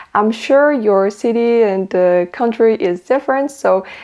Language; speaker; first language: English; non-native, fluent; Kazakh